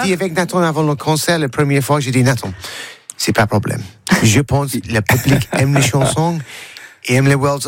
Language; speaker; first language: French; non-native, learner; English